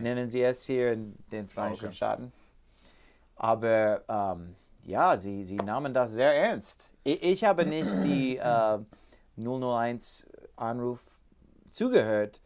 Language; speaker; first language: German; non-native, learner; English